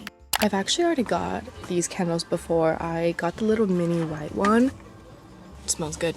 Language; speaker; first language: English; native; English